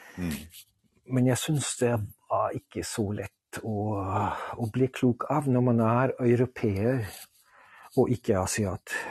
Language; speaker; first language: Norwegian; non-native, fluent; German